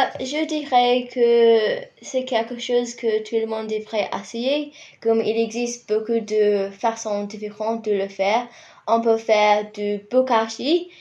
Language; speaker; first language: French; non-native, fluent; English